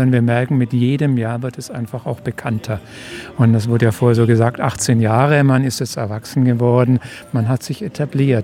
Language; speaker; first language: German; native; German